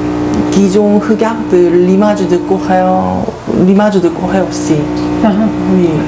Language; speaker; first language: French; non-native, learner; Korean